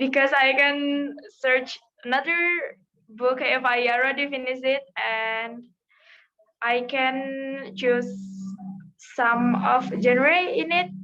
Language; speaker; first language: English; non-native, learner; Indonesian